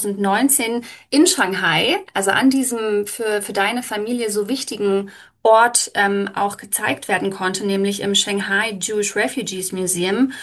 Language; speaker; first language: German; native; German